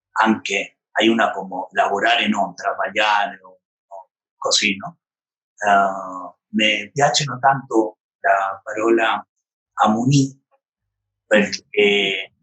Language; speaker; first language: Italian; non-native, learner; Spanish